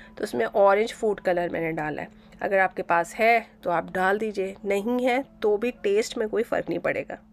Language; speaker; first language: Urdu; native; Urdu